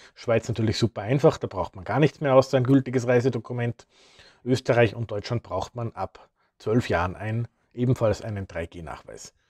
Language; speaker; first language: German; native; German